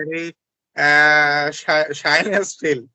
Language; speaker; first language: English; non-native, learner; Bangla